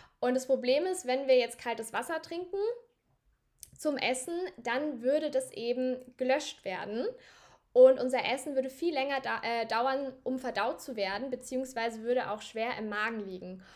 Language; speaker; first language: German; native; German